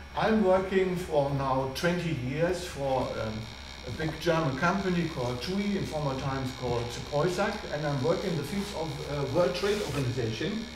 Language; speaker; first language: English; non-native, fluent; German